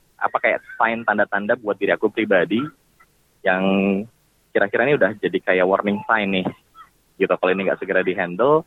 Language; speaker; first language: Indonesian; native; Indonesian